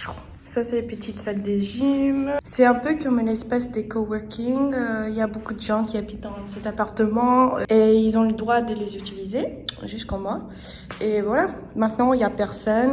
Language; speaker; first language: French; non-native, fluent; English